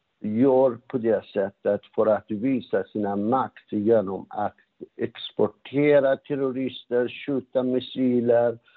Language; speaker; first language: Swedish; non-native, fluent; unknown